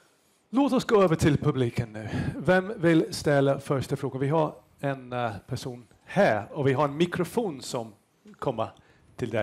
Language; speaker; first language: Swedish; non-native, fluent; English